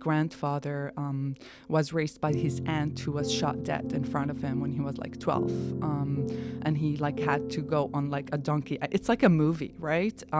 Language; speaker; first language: English; non-native, fluent; Arabic